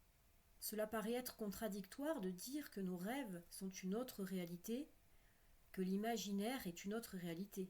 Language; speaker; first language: French; native; French